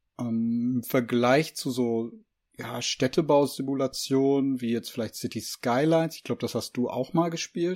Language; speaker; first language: German; native; German